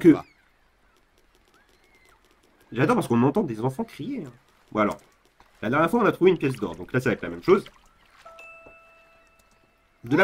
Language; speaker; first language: French; native; French